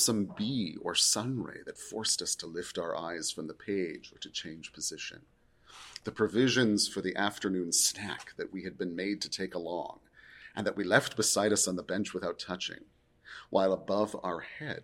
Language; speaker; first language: English; native; English